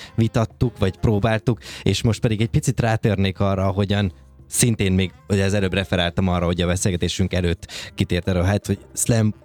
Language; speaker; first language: Hungarian; native; Hungarian